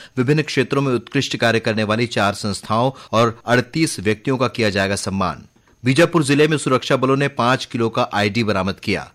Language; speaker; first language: Hindi; native; Hindi